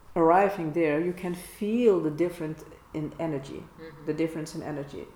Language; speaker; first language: English; non-native, fluent; Dutch